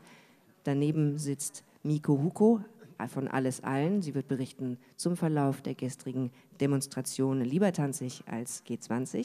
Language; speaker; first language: German; native; German